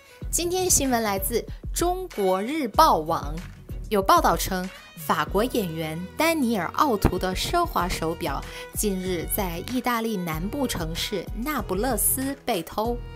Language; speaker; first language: Chinese; native; Chinese